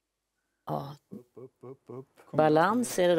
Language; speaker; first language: Swedish; native; Swedish